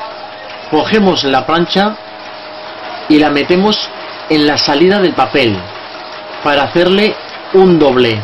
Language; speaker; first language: Spanish; native; Spanish